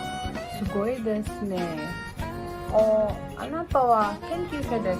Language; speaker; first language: Japanese; non-native, learner; Filipino